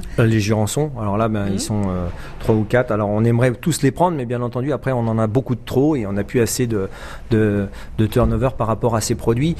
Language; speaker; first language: French; native; French